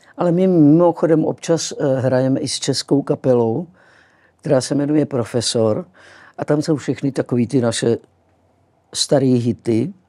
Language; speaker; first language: Czech; early bilingual, other home language; Greek